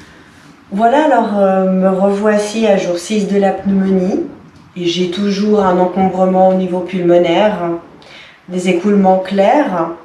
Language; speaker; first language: French; native; French